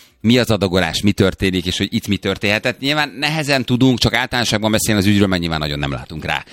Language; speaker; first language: Hungarian; native; Hungarian